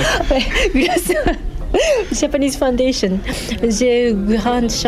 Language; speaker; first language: French; non-native, fluent; Japanese